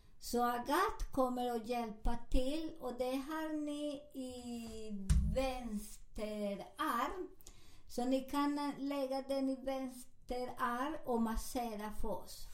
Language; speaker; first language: Swedish; non-native, learner; Spanish